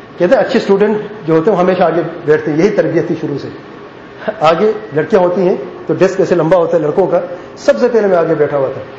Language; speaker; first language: Urdu; early bilingual, heritage; Urdu